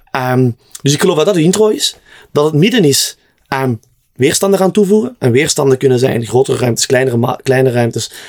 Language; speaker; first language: Dutch; native; Dutch